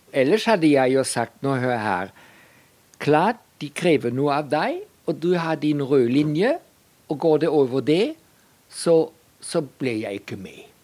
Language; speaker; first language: Norwegian; non-native, fluent; German